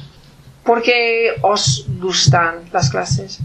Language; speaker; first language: Spanish; non-native, learner; English